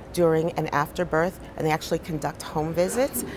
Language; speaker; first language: English; native; English